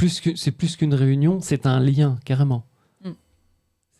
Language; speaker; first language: French; native; French